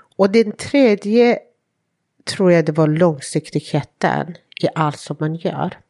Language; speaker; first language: Swedish; non-native, fluent; Persian